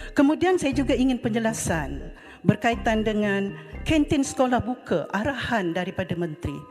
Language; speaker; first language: Malay; native; Malay